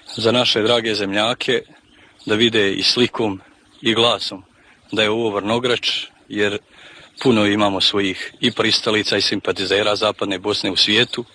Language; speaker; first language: Bosnian; native; Bosnian